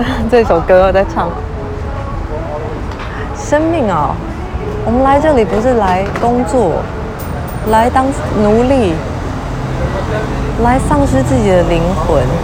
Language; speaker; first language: Chinese; native; Chinese